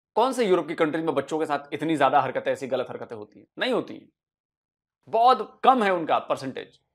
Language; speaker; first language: Hindi; native; Hindi